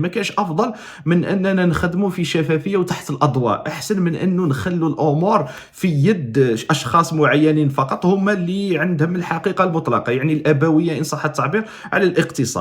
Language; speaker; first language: Arabic; native; Arabic